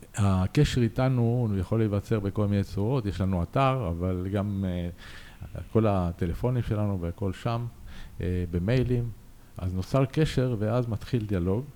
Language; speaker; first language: Hebrew; early bilingual, other home language; Spanish